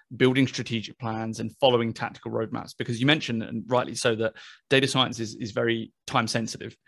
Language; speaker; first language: English; native; English